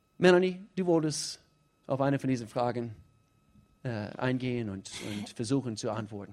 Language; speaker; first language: German; non-native, fluent; English